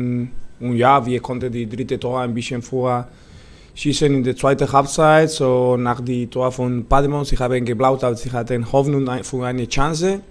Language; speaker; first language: German; non-native, learner; Spanish